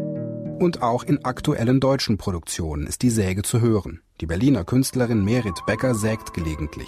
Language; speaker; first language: German; native; German